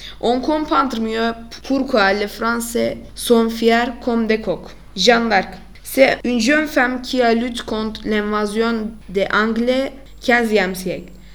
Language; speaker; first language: French; non-native, learner; Turkish